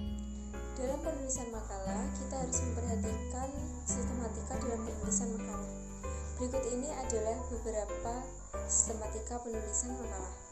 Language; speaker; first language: Indonesian; native; Indonesian